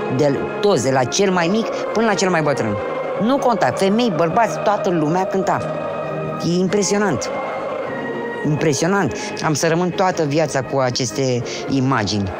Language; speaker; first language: Romanian; native; Romanian